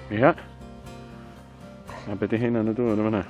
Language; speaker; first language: Welsh; native; Welsh